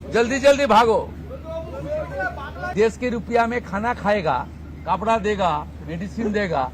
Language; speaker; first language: Hindi; non-native, local second language; Bangla